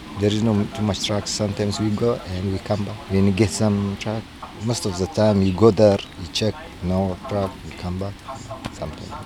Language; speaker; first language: English; non-native, learner; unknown